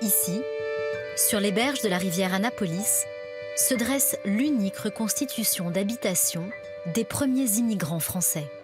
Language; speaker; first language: French; native; French